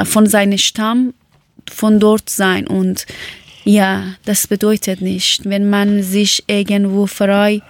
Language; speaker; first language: German; non-native, learner; Persian